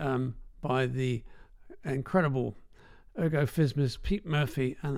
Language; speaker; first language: English; native; English